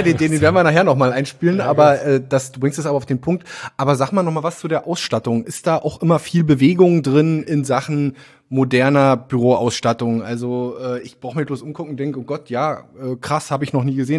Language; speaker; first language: German; native; German